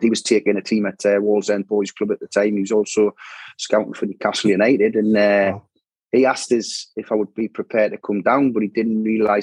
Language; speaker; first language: English; native; English